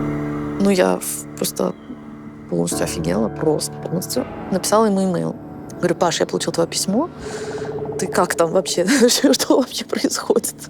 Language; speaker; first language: Russian; native; Russian